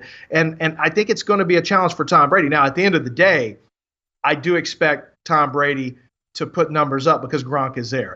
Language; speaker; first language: English; native; English